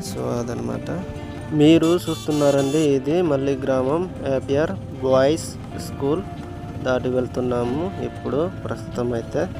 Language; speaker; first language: Telugu; non-native, local second language; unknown